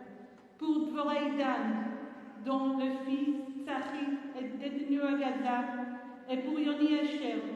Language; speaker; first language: French; non-native, fluent; Hebrew